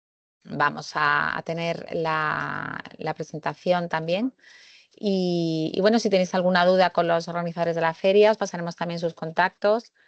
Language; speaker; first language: Spanish; native; Spanish